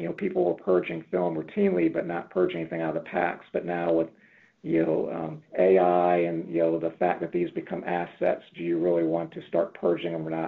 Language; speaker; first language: English; native; English